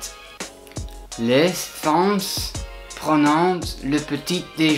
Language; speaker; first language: French; non-native, learner; Dutch